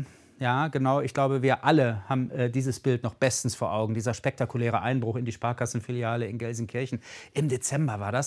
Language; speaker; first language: German; native; German